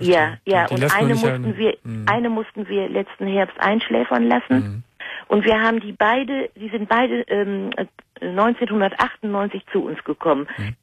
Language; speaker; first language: German; native; German